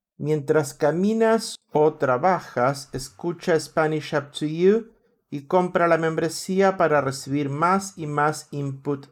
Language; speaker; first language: Spanish; native; Spanish